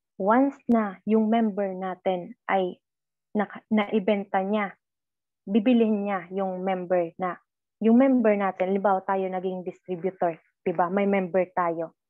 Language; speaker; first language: Filipino; native; Filipino